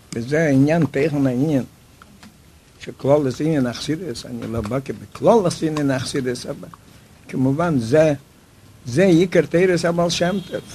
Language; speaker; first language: Hebrew; non-native, fluent; Yiddish